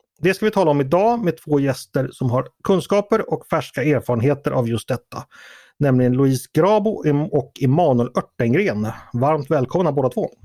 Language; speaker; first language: Swedish; native; Swedish